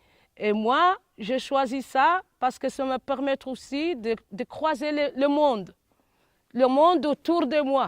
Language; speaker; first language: French; non-native, local second language; Arabic